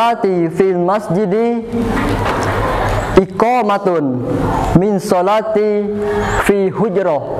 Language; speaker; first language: Arabic; non-native, learner; Indonesian